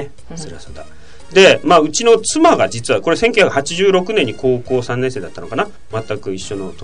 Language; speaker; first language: Japanese; native; Japanese